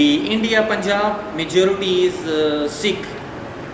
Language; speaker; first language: English; non-native, fluent; Urdu